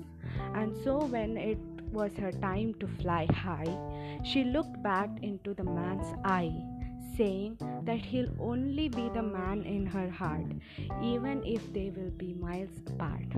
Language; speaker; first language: English; non-native, local second language; Tamil